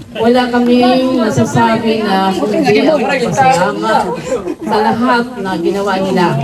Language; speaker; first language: Filipino; non-native, local second language; Waray